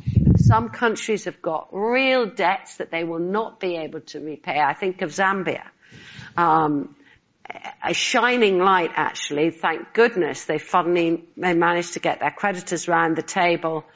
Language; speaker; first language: English; native; English